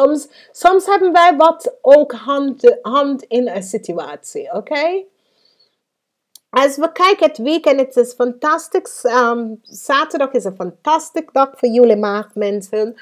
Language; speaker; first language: Dutch; non-native, fluent; English